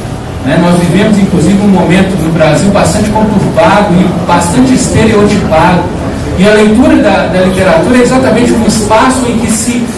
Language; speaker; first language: Portuguese; native; Portuguese